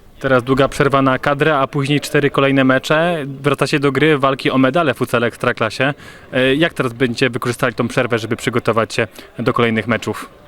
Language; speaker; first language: Polish; native; Polish